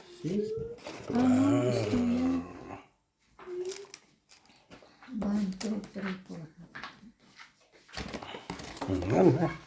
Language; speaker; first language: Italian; non-native, learner; Filipino